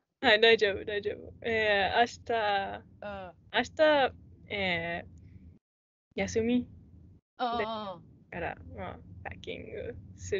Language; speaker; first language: Japanese; non-native, learner; English